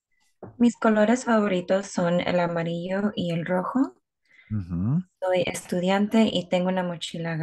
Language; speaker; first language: Spanish; non-native, learner; English